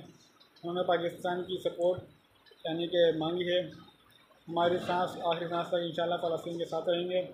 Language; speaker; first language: Urdu; native; Urdu